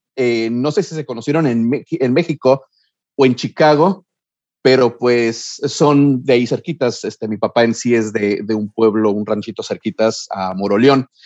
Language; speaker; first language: Spanish; early bilingual, heritage; Spanish